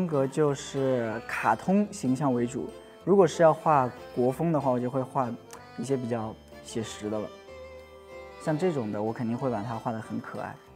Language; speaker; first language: Chinese; native; Chinese